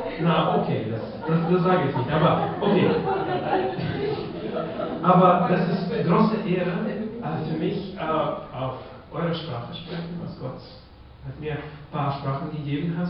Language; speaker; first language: German; non-native, fluent; Russian